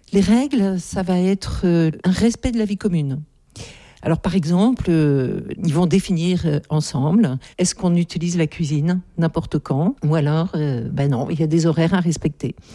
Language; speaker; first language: French; native; French